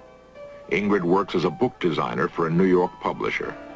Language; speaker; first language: English; native; English